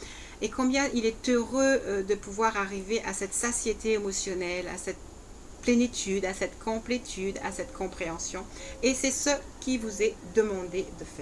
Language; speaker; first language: French; native; French